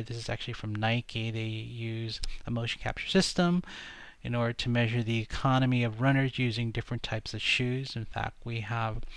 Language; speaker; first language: English; native; English